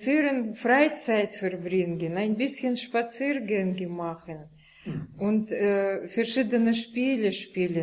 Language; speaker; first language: German; non-native, learner; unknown